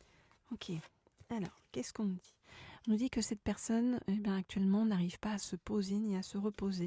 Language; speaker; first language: French; native; French